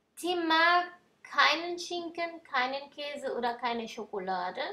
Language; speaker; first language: German; non-native, fluent; Spanish